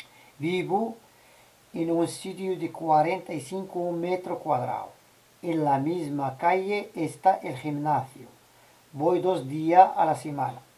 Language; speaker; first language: Spanish; non-native, learner; Arabic